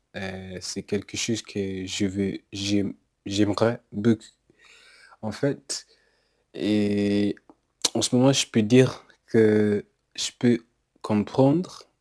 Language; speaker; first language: French; non-native, learner; English